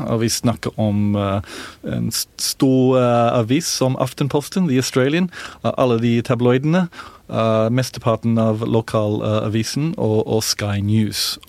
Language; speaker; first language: Norwegian; non-native, fluent; English